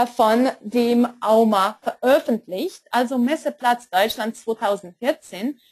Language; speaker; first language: German; non-native, fluent; Polish